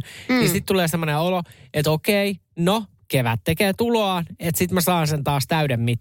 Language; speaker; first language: Finnish; native; Finnish